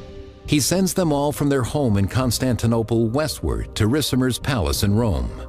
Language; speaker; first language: English; native; English